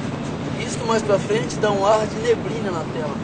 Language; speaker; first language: Portuguese; native; Portuguese